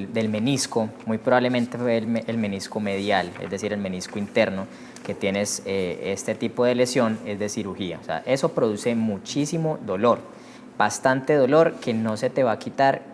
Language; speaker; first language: Spanish; native; Spanish